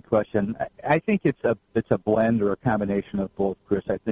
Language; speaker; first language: English; native; English